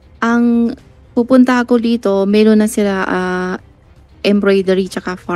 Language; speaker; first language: Filipino; non-native, learner; Chinese